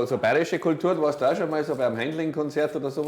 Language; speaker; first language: German; native; German